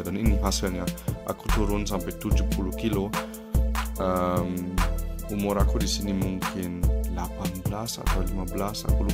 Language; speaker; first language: Indonesian; early bilingual, heritage; Indonesian